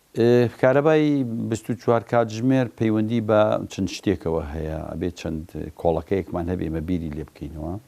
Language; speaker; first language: Central Kurdish; native; Central Kurdish